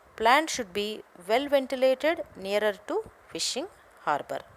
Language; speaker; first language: English; non-native, local second language; Telugu